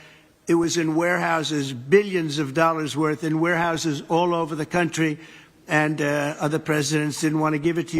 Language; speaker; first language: English; native; English